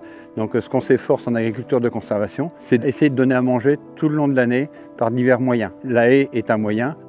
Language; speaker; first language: French; native; French